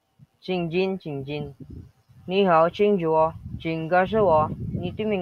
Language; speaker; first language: Chinese; non-native, learner; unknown